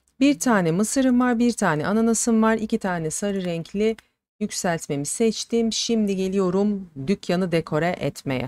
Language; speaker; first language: Turkish; native; Turkish